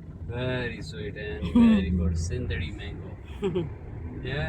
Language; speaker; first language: English; non-native, learner; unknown